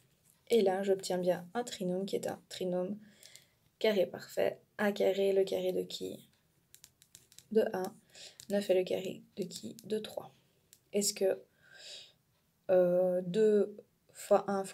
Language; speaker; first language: French; native; French